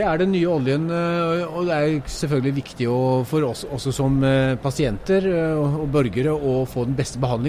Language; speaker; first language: Norwegian; native; Norwegian